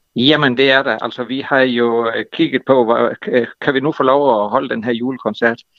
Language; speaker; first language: Danish; native; Danish